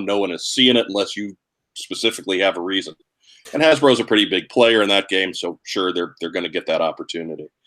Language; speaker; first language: English; native; English